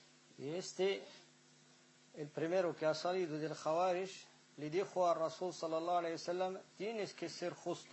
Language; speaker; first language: Spanish; non-native, fluent; Arabic